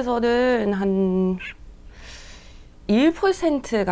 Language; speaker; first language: Korean; non-native, learner; English